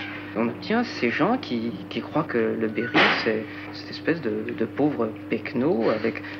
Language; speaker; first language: French; native; French